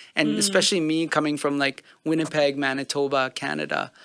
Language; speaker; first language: English; early bilingual, other home language; Punjabi